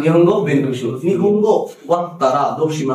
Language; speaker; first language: Japanese; non-native, fluent; Bangla